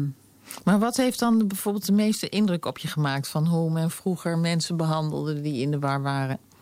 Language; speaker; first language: Dutch; native; Dutch